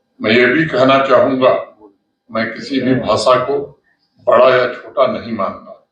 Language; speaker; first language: Hindi; native; Hindi